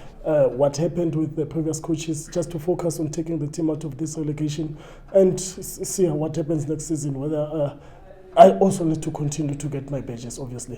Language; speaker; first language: English; non-native, local second language; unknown